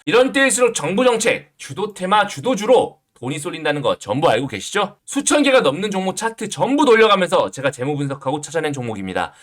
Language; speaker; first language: Korean; native; Korean